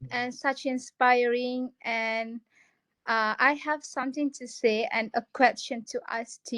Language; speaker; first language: English; non-native, local second language; Malay